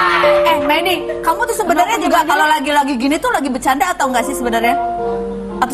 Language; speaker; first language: Indonesian; native; Indonesian